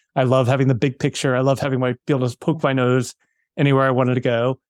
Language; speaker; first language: English; native; English